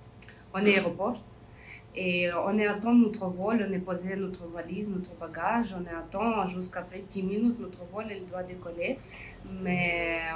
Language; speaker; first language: French; non-native, learner; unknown